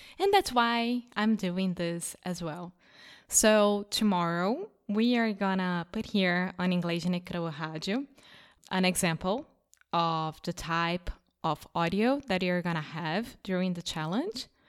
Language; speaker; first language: English; non-native, fluent; Portuguese